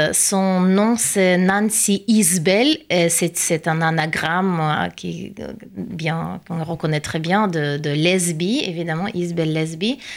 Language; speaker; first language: French; non-native, fluent; Russian